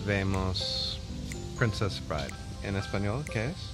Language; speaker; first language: Spanish; non-native, learner; English